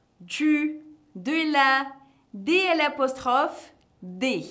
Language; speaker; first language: French; non-native, fluent; Portuguese